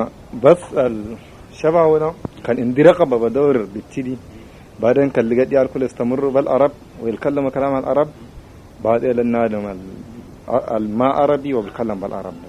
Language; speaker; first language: Arabic; native; Arabic